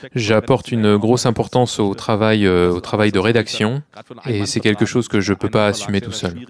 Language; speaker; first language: French; non-native, fluent; German